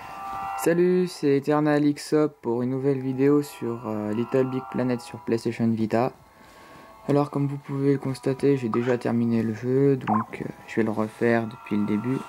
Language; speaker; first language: French; native; French